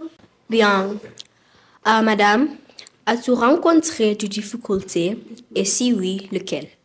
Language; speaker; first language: French; non-native, learner; Southern Sotho